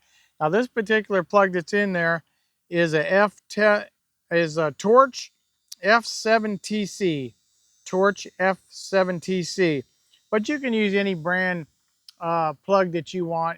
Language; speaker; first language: English; native; English